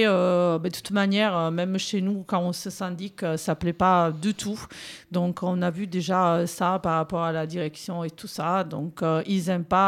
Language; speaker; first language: French; native; French